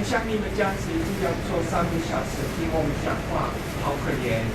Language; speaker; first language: Chinese; non-native, fluent; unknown